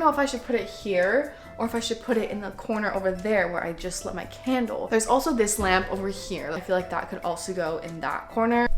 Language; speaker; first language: English; native; English